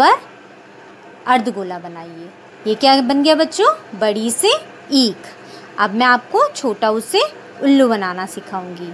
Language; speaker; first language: Hindi; native; Hindi